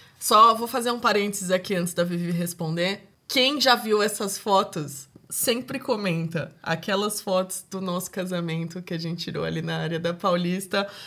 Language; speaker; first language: Portuguese; native; Portuguese